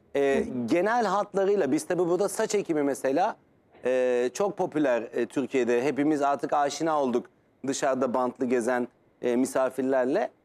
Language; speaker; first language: Turkish; native; Turkish